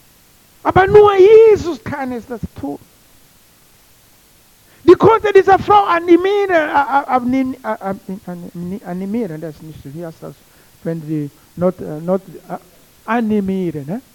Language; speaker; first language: German; non-native, learner; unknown